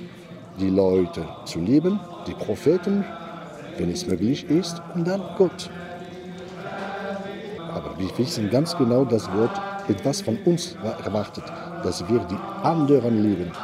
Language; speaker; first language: German; non-native, fluent; Arabic